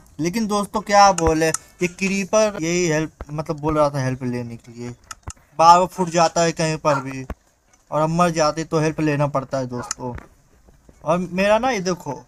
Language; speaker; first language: Hindi; native; Hindi